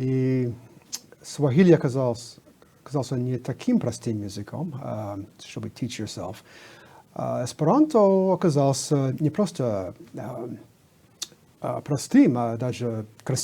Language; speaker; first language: Russian; non-native, fluent; English